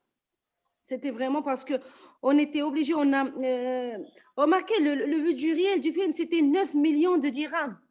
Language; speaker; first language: French; non-native, local second language; Arabic